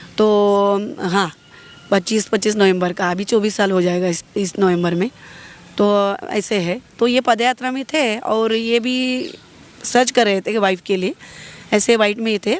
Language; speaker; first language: Hindi; non-native, local second language; Marathi